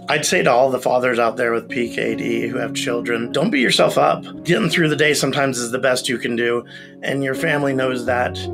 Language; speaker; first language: English; native; English